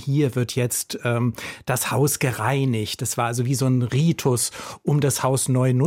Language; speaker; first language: German; native; German